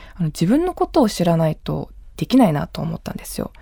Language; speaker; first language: Japanese; native; Japanese